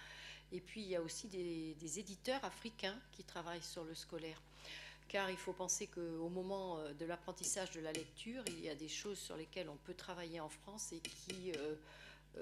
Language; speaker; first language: French; native; French